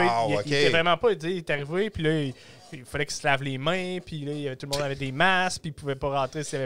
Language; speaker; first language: French; native; French